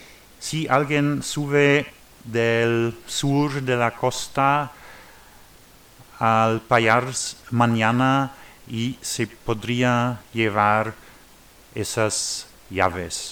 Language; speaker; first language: Spanish; non-native, learner; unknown